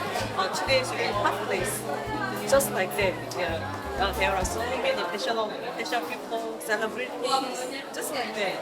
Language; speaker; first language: English; non-native, fluent; Spanish